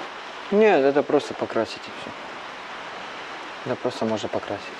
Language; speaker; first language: Russian; non-native, learner; Cantonese